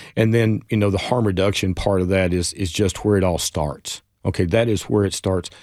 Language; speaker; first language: English; native; English